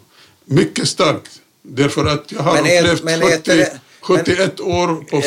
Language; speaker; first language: Swedish; non-native, fluent; Arabic